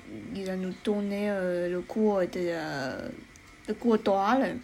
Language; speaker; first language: French; non-native, learner; Chinese